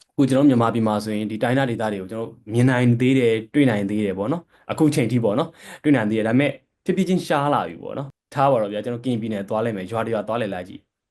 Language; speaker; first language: Burmese; native; Burmese